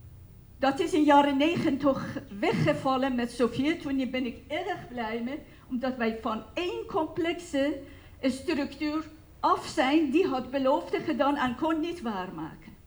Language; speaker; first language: Dutch; non-native, fluent; Persian